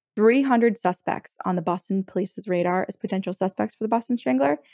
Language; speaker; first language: English; native; English